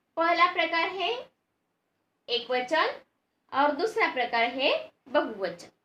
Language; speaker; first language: Hindi; non-native, local second language; Marathi